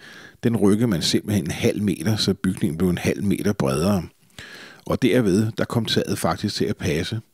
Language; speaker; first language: Danish; native; Danish